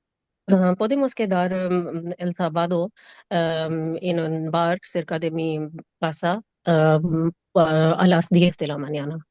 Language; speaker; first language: Spanish; non-native, learner; Urdu